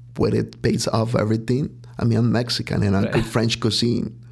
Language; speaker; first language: English; non-native, fluent; Spanish